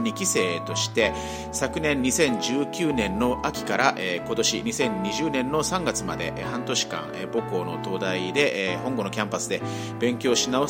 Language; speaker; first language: Japanese; native; Japanese